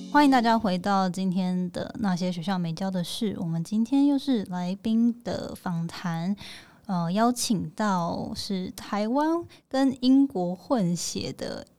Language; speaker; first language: Chinese; native; Chinese